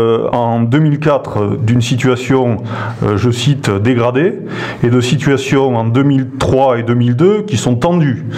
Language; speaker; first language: French; native; French